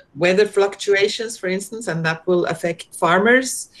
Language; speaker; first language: English; non-native, fluent; Norwegian